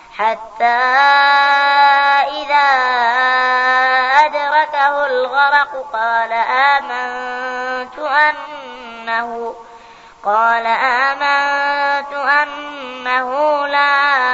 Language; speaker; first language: Arabic; native; Arabic